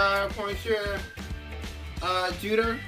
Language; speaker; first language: French; non-native, learner; English